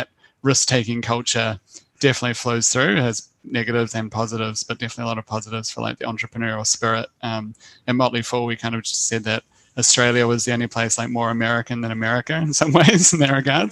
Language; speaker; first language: English; native; English